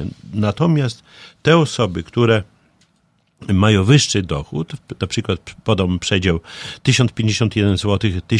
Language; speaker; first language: Polish; native; Polish